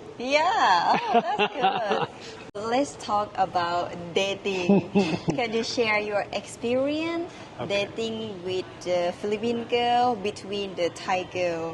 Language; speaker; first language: English; non-native, learner; Thai